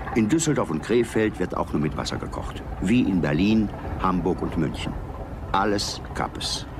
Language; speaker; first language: German; native; German